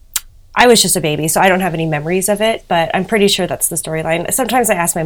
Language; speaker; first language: English; native; English